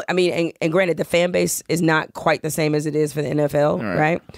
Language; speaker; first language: English; native; English